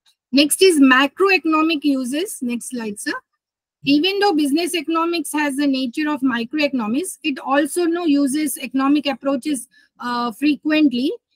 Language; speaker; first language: English; non-native, local second language; Telugu